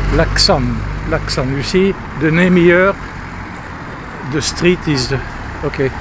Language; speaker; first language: English; non-native, learner; Thai